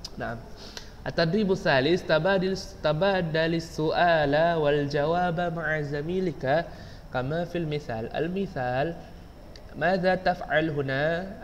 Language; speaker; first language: Arabic; non-native, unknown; Indonesian